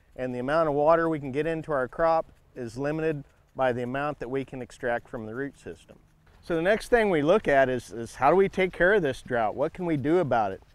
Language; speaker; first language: English; native; English